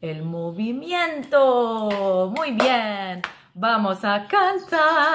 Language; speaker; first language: Spanish; non-native, fluent; English